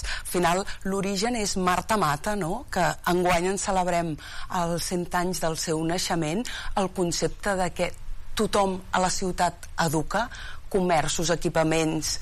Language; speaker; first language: Catalan; native; Catalan